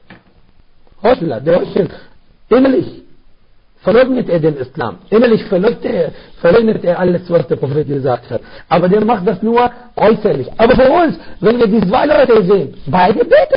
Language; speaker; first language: German; non-native, fluent; Arabic